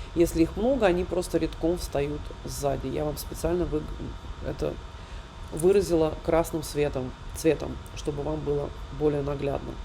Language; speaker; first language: Russian; native; Russian